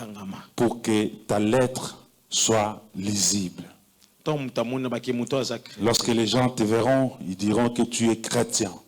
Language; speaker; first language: French; non-native, local second language; Lingala